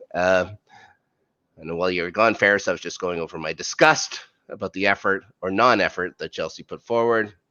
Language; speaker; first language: English; native; English